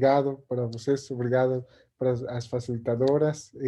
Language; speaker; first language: Portuguese; non-native, learner; Spanish